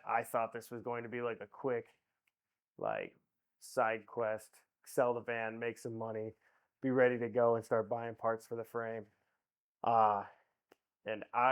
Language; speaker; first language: English; native; English